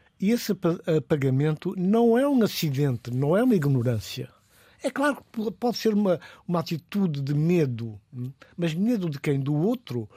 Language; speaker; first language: Portuguese; non-native, local second language; Upper Guinea Crioulo